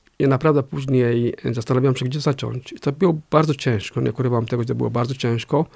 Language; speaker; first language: Polish; non-native, fluent; Somali